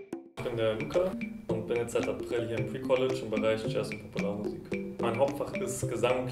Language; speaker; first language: German; native; German